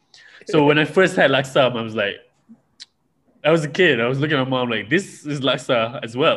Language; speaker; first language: English; non-native, local second language; Malay